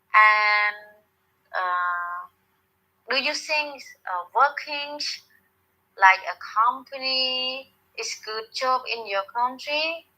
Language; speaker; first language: English; non-native, learner; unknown